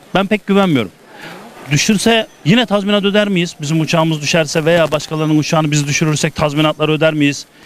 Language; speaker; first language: Turkish; native; Turkish